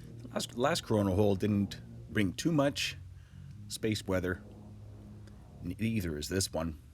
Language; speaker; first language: English; native; English